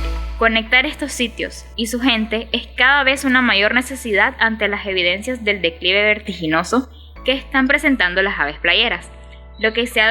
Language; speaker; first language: Spanish; native; Spanish